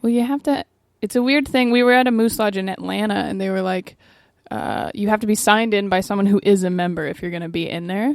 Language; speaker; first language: English; native; English